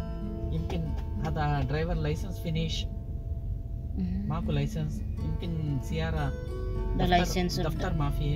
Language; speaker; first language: Arabic; non-native, learner; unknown